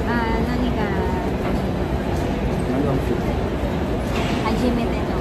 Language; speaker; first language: Japanese; non-native, learner; Filipino